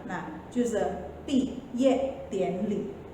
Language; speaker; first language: Chinese; non-native, fluent; Indonesian